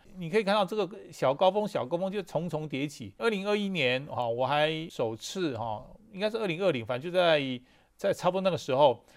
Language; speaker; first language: Chinese; native; Chinese